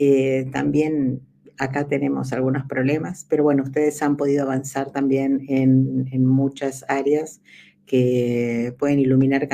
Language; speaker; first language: Spanish; native; Spanish